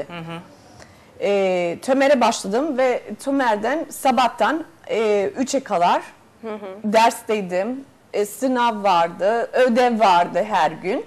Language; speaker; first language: Turkish; non-native, fluent; Spanish